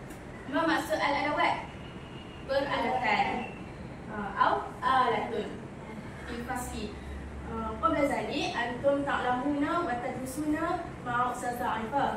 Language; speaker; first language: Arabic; non-native, learner; Malay